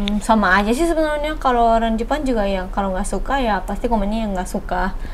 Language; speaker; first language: Indonesian; non-native, fluent; Japanese